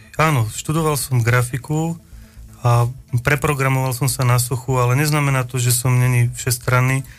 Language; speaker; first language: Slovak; native; Slovak